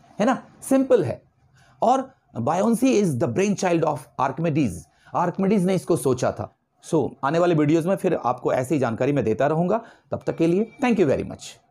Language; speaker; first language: Hindi; native; Hindi